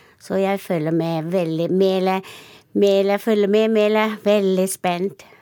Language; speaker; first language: Norwegian; non-native, learner; Thai